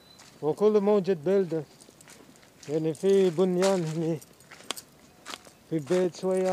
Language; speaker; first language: Arabic; non-native, learner; Indonesian